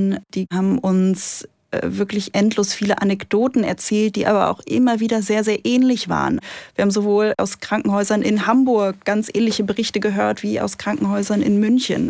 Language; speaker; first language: German; native; German